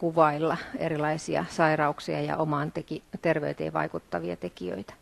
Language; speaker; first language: Finnish; native; Finnish